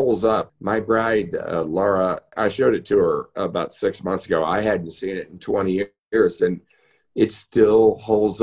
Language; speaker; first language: English; native; English